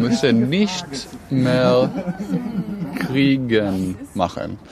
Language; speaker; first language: German; non-native, learner; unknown